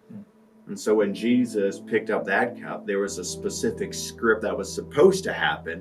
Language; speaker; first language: English; native; English